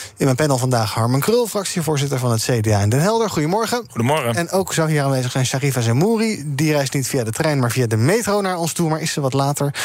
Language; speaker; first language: Dutch; native; Dutch